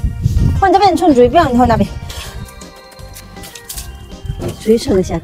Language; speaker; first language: Chinese; native; Chinese